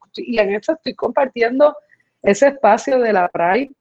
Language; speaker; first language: Spanish; early bilingual, other home language; English